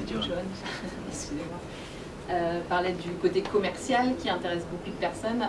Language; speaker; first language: French; native; French